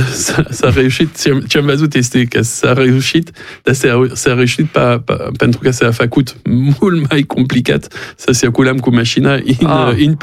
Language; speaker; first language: Romanian; non-native, learner; French